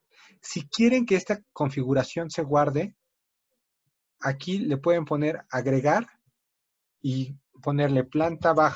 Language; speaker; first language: Spanish; native; Spanish